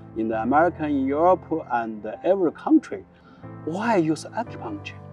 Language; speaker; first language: English; non-native, learner; Chinese